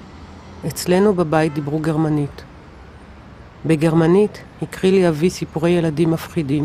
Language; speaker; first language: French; non-native, fluent; Hebrew